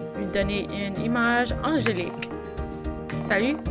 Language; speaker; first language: French; native; French